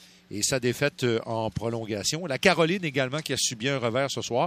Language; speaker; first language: French; native; French